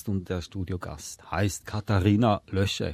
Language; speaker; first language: German; native; German